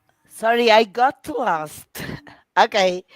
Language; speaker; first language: English; non-native, fluent; Italian